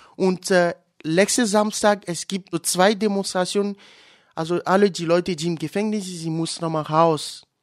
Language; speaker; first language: German; non-native, fluent; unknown